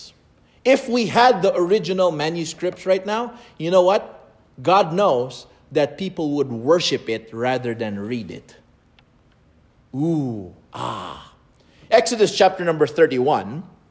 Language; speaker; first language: English; non-native, local second language; Filipino